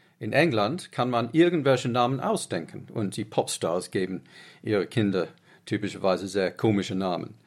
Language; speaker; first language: German; non-native, fluent; English